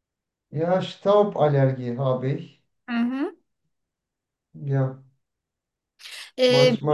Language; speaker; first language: German; non-native, learner; Turkish